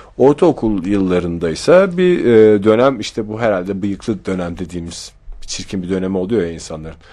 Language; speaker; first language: Turkish; native; Turkish